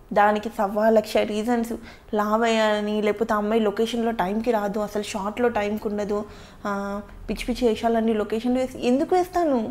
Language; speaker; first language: Telugu; native; Telugu